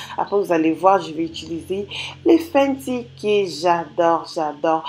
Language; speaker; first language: French; non-native, local second language; Lingala